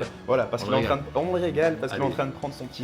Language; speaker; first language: French; native; French